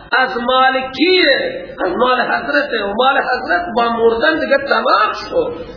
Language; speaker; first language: Persian; non-native, local second language; Baluchi